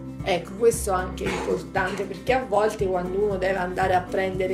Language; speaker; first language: Italian; native; Italian